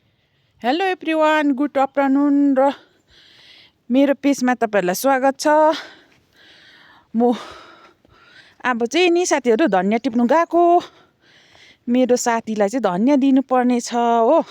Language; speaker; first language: Nepali; non-native, local second language; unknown